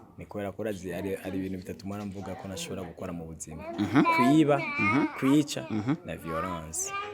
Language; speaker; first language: Rundi; native; Rundi